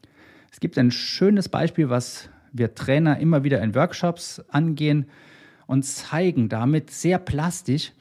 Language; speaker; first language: German; native; German